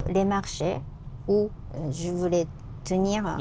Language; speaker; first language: French; non-native, learner; Japanese